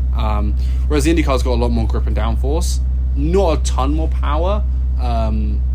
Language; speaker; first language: English; native; English